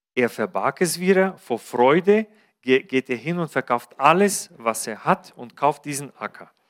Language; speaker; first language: German; non-native, fluent; Bulgarian